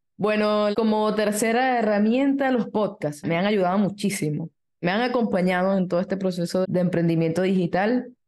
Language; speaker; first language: Spanish; native; Spanish